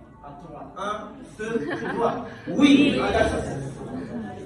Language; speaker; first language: French; non-native, local second language; Malagasy